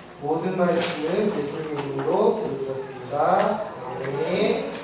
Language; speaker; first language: Korean; native; Korean